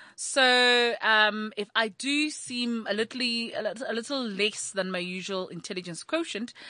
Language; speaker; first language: English; non-native, local second language; Tswana